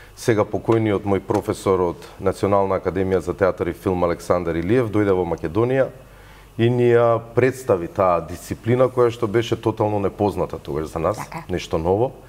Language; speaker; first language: Macedonian; native; Macedonian